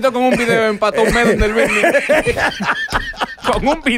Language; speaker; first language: Spanish; native; Spanish